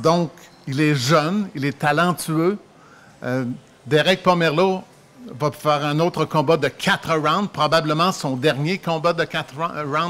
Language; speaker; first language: French; native; French